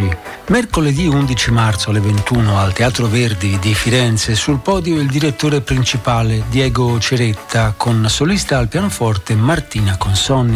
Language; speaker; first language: Italian; native; Italian